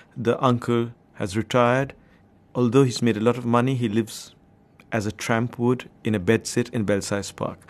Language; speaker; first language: English; non-native, local second language; Bangla